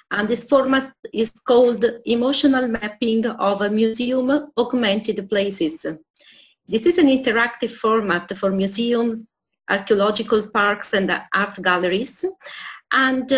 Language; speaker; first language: English; non-native, fluent; Italian